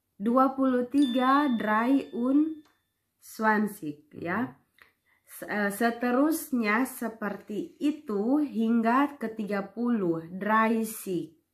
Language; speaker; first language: Indonesian; native; Indonesian